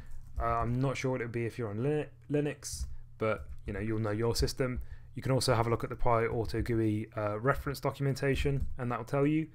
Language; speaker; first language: English; native; English